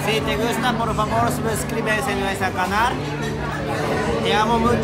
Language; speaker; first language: Spanish; non-native, learner; Japanese